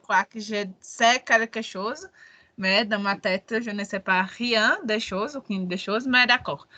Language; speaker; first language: French; non-native, learner; Portuguese